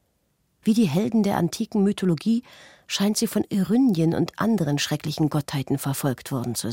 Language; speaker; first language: German; native; German